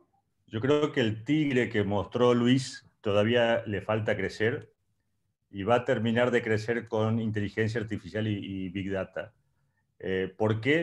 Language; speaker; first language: Spanish; native; Spanish